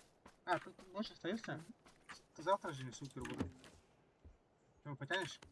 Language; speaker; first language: Russian; non-native, local second language; Yakut